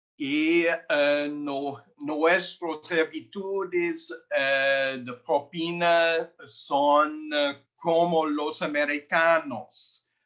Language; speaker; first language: Spanish; non-native, learner; English